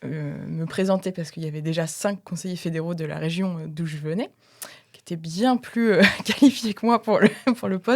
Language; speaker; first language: French; native; French